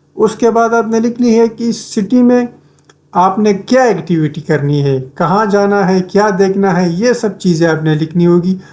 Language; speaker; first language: Urdu; native; Urdu